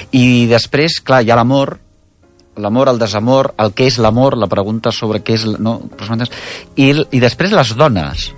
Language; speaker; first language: Catalan; native; Catalan